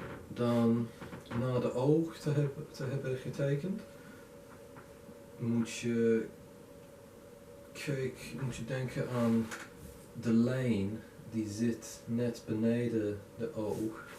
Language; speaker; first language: Dutch; non-native, learner; English